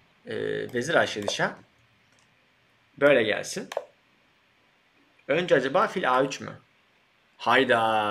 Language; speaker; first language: Turkish; native; Turkish